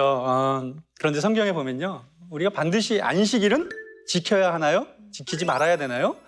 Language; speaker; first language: Korean; native; Korean